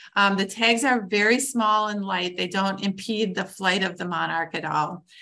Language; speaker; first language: English; native; English